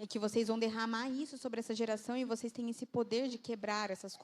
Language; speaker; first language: Portuguese; native; Portuguese